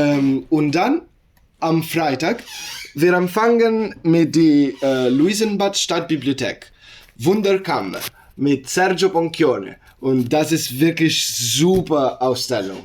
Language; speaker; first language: German; non-native, learner; Italian